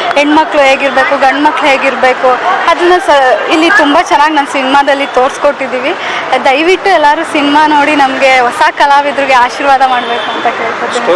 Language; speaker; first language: Kannada; native; Kannada